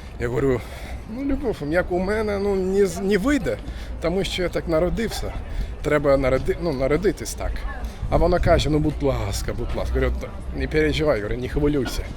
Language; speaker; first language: Ukrainian; non-native, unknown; Turkish